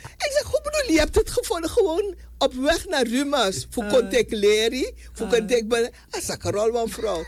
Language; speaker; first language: Dutch; native; Dutch